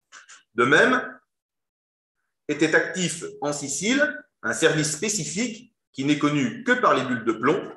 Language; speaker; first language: French; native; French